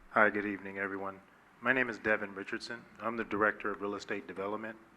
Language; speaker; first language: English; native; English